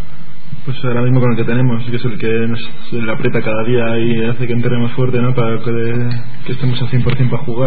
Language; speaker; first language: Spanish; native; Spanish